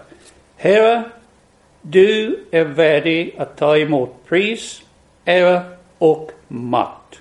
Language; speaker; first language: Swedish; non-native, fluent; English